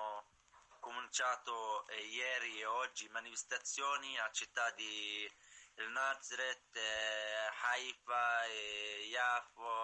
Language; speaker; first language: Italian; non-native, learner; Arabic